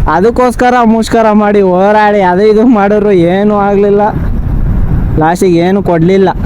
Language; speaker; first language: Kannada; non-native, local second language; Marathi